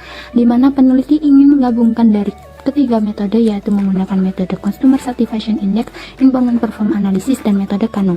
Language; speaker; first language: Indonesian; native; Indonesian